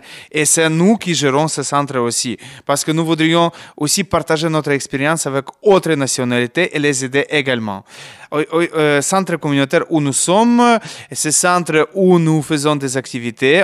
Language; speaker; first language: French; non-native, learner; Ukrainian